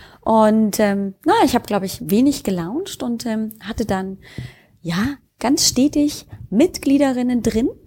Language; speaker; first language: German; native; German